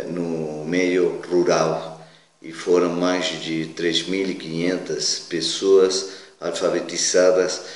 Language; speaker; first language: Portuguese; non-native, fluent; Spanish